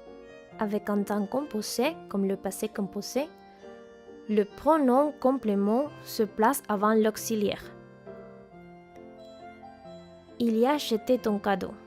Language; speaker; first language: French; non-native, fluent; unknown